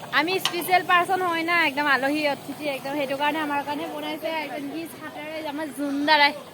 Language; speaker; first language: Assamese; non-native, local second language; Mising